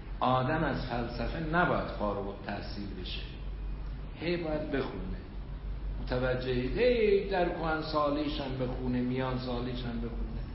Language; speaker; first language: Persian; non-native, local second language; Azerbaijani